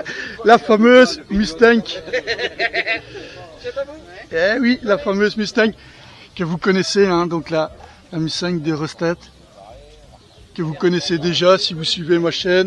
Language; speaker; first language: French; native; French